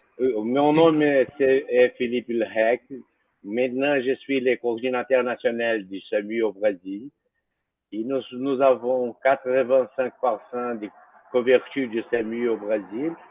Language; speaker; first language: French; non-native, fluent; Portuguese